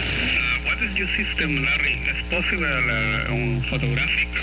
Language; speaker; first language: English; non-native, learner; Spanish